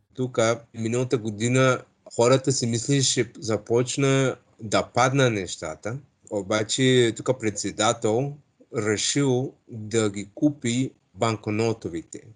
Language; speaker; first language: Bulgarian; non-native, learner; English